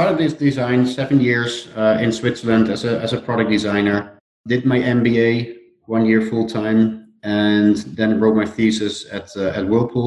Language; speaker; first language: English; non-native, fluent; Dutch